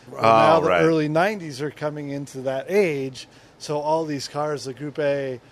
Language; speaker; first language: English; native; English